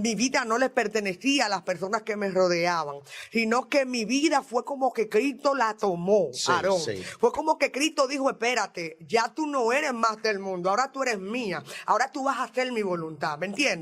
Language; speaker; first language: Spanish; native; Spanish